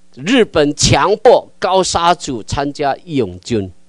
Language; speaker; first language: Chinese; non-native, local second language; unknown